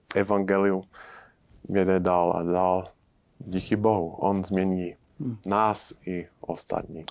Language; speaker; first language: Czech; non-native, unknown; English